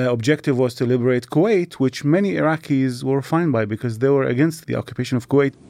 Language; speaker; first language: English; non-native, fluent; Arabic